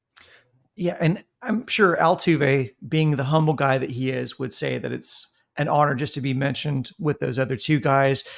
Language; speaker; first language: English; native; English